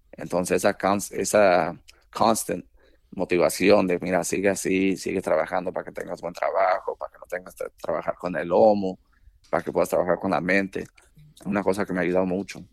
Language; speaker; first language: Spanish; early bilingual, heritage; Spanish